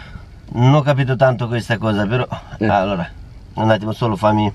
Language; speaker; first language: Italian; non-native, fluent; Romanian